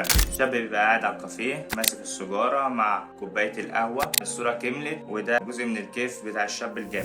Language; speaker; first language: Arabic; native; Arabic